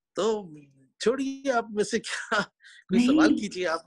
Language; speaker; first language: Urdu; native; Urdu